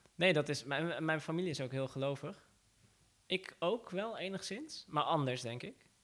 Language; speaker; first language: Dutch; early bilingual, other home language; Assyrian Neo-Aramaic